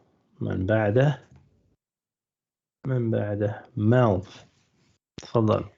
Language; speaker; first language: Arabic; non-native, fluent; English